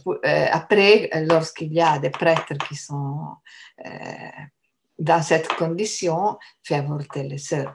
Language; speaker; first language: French; non-native, fluent; Italian